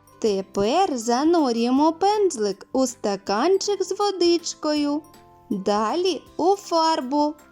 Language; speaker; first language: Ukrainian; native; Ukrainian